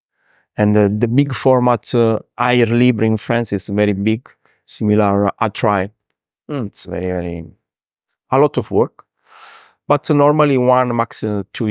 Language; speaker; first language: English; non-native, learner; Italian